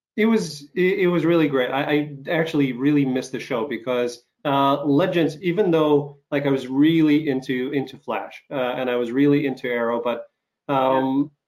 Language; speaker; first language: English; non-native, fluent; Ukrainian